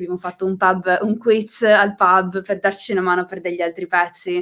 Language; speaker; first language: Italian; native; Italian